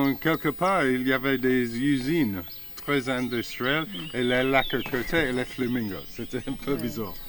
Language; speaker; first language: French; non-native, fluent; English